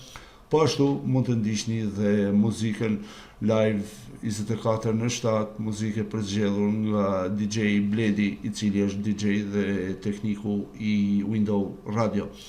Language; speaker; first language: Albanian; native; Albanian